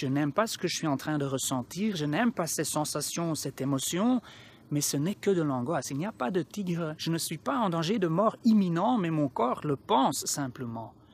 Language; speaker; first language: French; non-native, local second language; Dutch